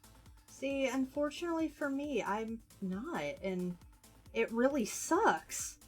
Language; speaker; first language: English; native; English